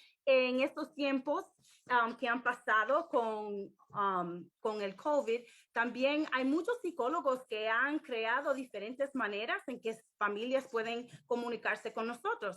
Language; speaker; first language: Spanish; early bilingual, heritage; English